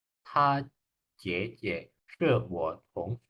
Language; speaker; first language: Chinese; non-native, learner; Indonesian